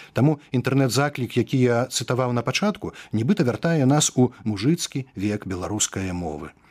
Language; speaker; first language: Belarusian; native; Belarusian